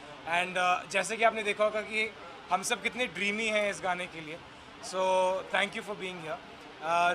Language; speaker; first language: Hindi; native; Hindi